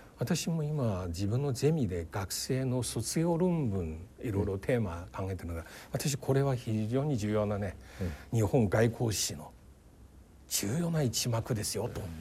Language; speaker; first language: Japanese; non-native, fluent; Chinese